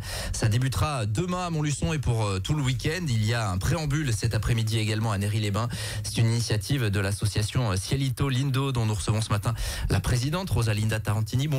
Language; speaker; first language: French; native; French